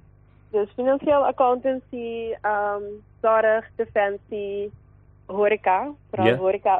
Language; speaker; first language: Dutch; non-native, local second language; Papiamento